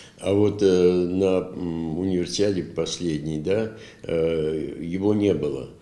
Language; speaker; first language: Russian; native; Russian